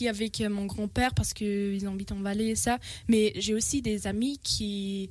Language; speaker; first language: French; non-native, fluent; German